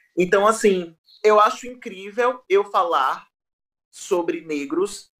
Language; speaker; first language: Portuguese; native; Portuguese